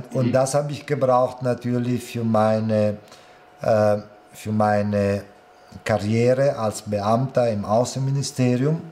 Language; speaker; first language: German; non-native, fluent; Italian